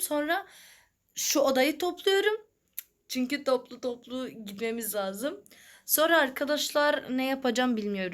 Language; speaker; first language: Turkish; early bilingual, other home language; Arabic